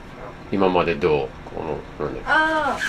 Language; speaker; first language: Japanese; non-native, learner; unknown